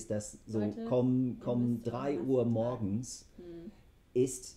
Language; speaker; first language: German; non-native, fluent; English